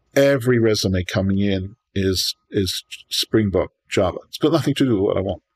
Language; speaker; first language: English; native; English